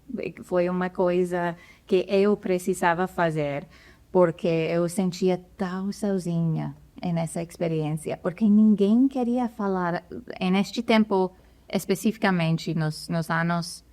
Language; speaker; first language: Portuguese; non-native, fluent; English